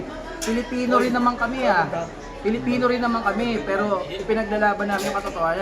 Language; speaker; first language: Filipino; native; Filipino